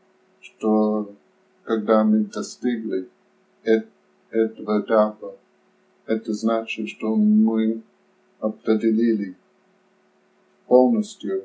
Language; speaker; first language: Russian; non-native, fluent; English